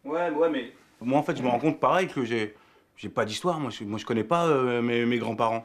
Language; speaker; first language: French; early bilingual, other home language; Arabic